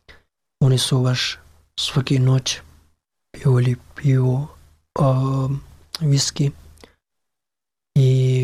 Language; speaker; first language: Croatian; non-native, learner; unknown